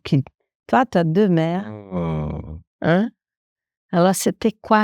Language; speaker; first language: French; non-native, fluent; Portuguese